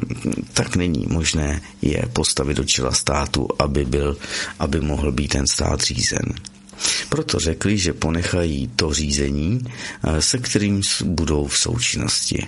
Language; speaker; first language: Czech; native; Czech